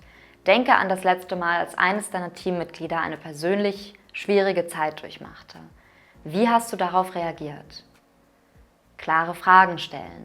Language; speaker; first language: German; native; German